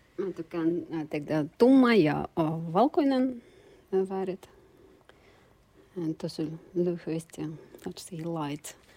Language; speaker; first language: Finnish; non-native, learner; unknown